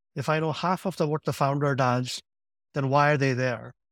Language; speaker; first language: English; non-native, local second language; Gujarati